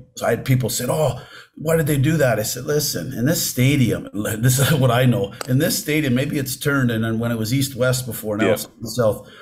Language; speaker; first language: English; native; English